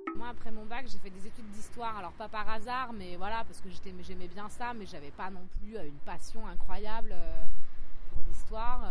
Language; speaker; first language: French; native; French